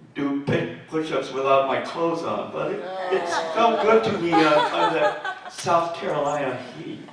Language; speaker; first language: English; native; English